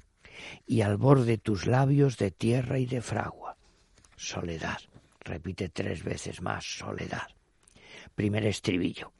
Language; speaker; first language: Spanish; native; Spanish